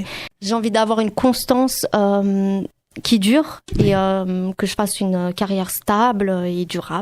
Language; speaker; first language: French; native; French